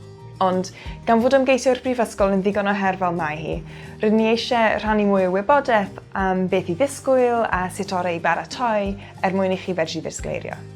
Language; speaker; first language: Welsh; native; Welsh